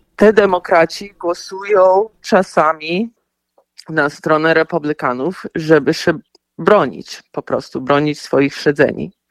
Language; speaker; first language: Polish; early bilingual, heritage; Polish